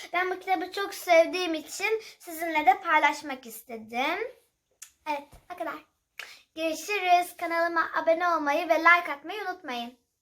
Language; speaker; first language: Turkish; early bilingual, heritage; Turkish